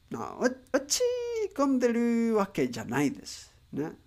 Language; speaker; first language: Japanese; non-native, learner; Spanish